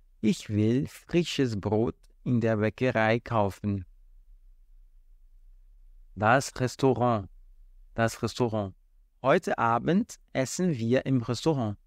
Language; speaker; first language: German; non-native, fluent; Portuguese